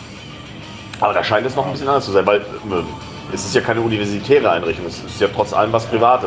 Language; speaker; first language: German; native; German